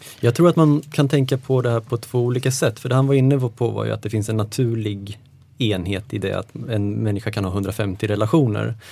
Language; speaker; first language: Swedish; native; Swedish